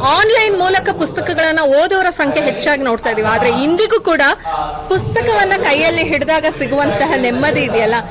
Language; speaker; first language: Kannada; non-native, local second language; Malayalam